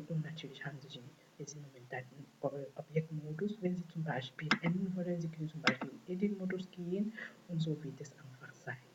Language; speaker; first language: German; non-native, fluent; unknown